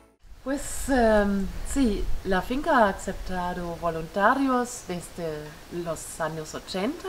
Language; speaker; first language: Spanish; non-native, fluent; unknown